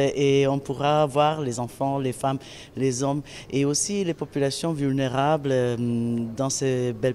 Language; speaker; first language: French; non-native, fluent; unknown